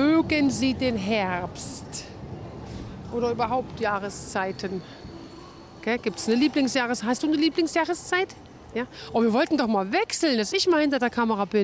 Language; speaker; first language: German; native; German